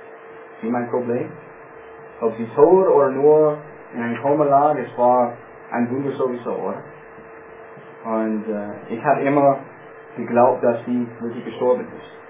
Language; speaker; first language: German; non-native, fluent; English